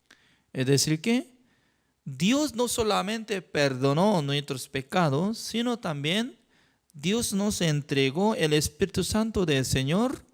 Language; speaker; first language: Spanish; non-native, fluent; Korean